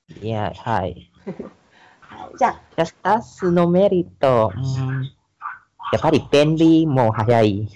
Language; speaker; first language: Japanese; non-native, learner; Chinese